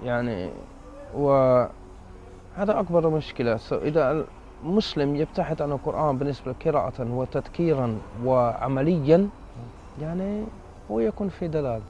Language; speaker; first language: Arabic; non-native, fluent; Dutch